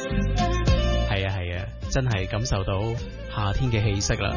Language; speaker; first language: Chinese; non-native, local second language; Cantonese